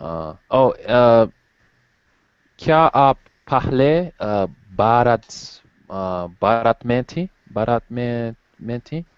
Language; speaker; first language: Hindi; non-native, learner; English